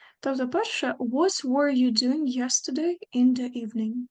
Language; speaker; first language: English; non-native, fluent; Ukrainian